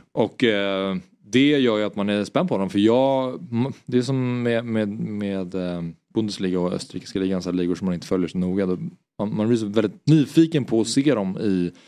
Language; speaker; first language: Swedish; native; Swedish